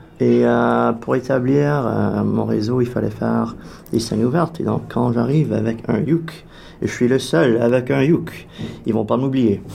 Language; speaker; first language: French; native; French